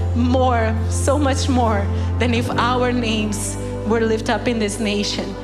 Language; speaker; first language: English; non-native, fluent; Portuguese